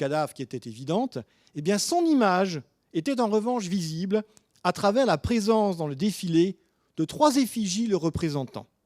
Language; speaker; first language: French; native; French